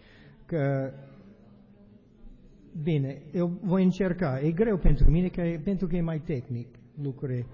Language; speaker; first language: Romanian; non-native, learner; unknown